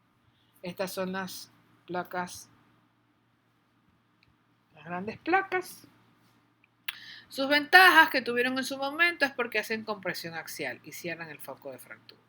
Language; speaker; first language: Spanish; native; Spanish